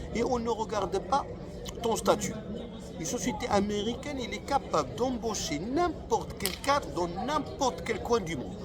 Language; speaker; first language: French; non-native, local second language; Arabic